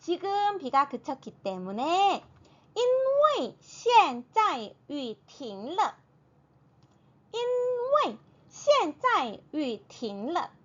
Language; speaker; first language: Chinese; non-native, fluent; Korean